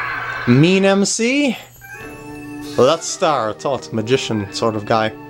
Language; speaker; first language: English; native; English